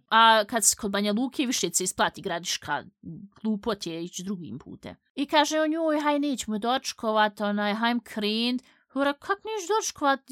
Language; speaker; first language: Bosnian; early bilingual, heritage; Bosnian